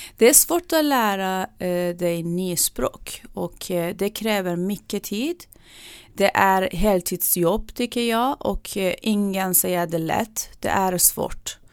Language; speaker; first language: Swedish; non-native, fluent; Persian